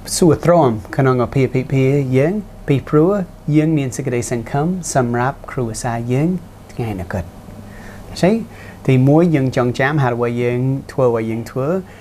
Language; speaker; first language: Khmer; early bilingual, heritage; Khmer